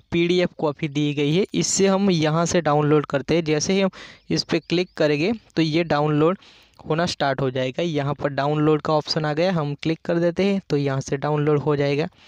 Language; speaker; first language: Hindi; non-native, local second language; Gujarati